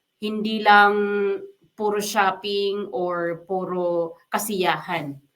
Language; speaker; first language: Filipino; non-native, local second language; Waray